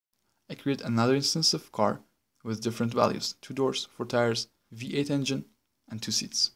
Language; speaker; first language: English; non-native, fluent; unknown